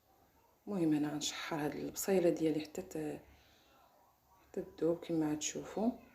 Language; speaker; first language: Arabic; native; Arabic